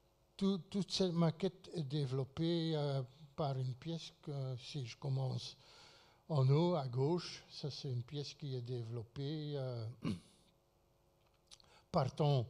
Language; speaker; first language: French; non-native, fluent; Dutch